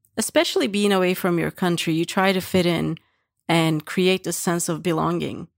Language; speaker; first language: English; non-native, fluent; Turkish